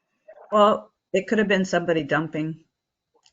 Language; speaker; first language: English; native; English